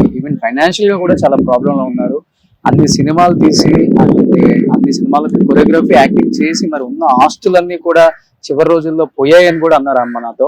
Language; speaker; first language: Telugu; native; Telugu